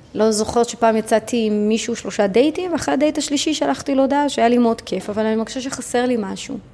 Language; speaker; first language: Hebrew; early bilingual, other home language; Arabic